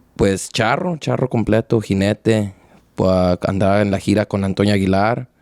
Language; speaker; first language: Spanish; early bilingual, heritage; Spanish